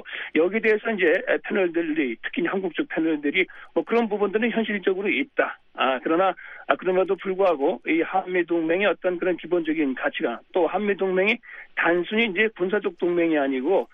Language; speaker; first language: Korean; native; Korean